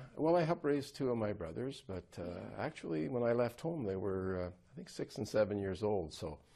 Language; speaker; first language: English; native; English